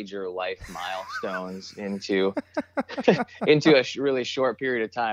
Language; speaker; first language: English; native; English